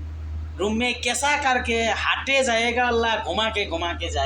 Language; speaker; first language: Hindi; non-native, learner; Bangla